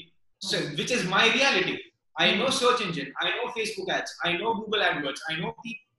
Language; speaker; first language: English; non-native, local second language; Gujarati